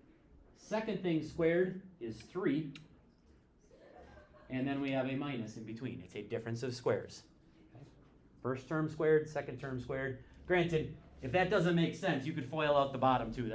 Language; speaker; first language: English; native; English